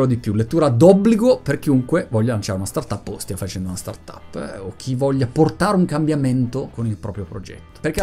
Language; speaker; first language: Italian; native; Italian